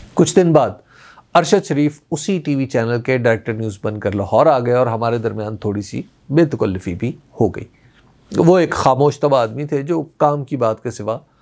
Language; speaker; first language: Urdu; non-native, local second language; Punjabi